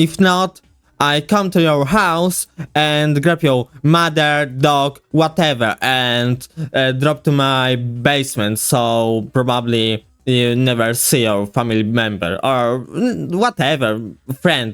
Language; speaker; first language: English; non-native, learner; Polish